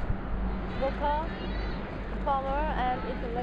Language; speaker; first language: English; non-native, fluent; Korean